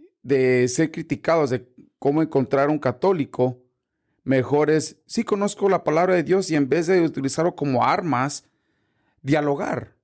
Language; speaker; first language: Spanish; early bilingual, heritage; Spanish